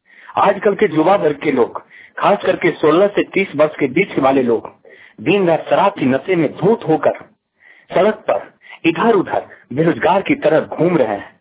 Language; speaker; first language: Hindi; native; Hindi